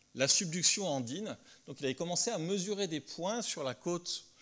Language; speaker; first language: French; native; French